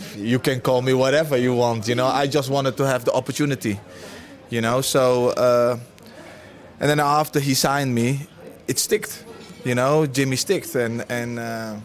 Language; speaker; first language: English; early bilingual, other home language; Dutch